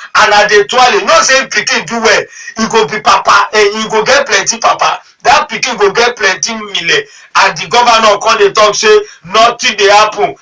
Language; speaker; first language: Nigerian Pidgin; native; Nigerian Pidgin